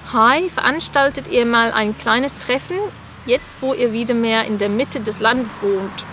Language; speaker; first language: German; non-native, fluent; English